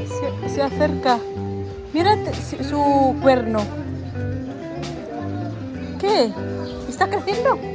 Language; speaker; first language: Spanish; non-native, fluent; Filipino